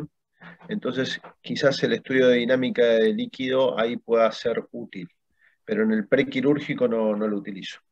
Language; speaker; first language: Spanish; native; Spanish